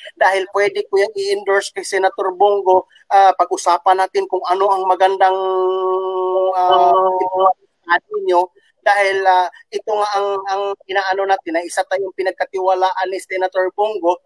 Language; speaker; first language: Filipino; non-native, local second language; Cebuano